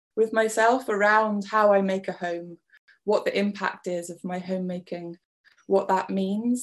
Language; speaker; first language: English; native; English